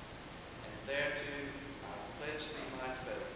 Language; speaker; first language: English; native; English